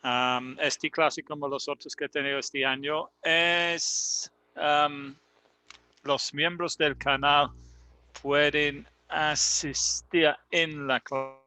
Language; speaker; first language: Spanish; non-native, learner; English